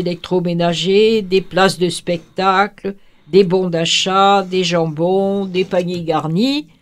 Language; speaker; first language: French; native; French